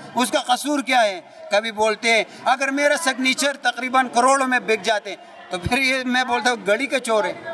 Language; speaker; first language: Urdu; non-native, local second language; Pashto